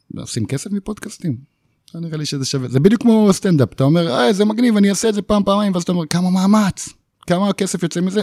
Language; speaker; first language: Hebrew; native; Hebrew